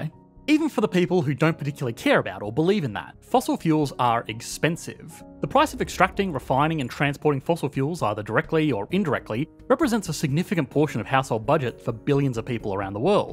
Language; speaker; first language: English; native; English